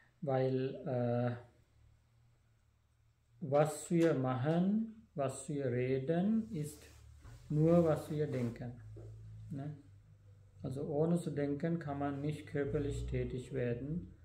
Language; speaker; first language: German; non-native, fluent; Sinhala